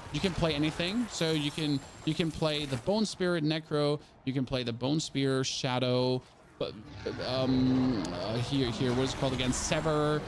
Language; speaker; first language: English; non-native, fluent; German